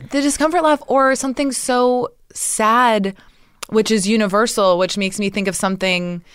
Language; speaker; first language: English; native; English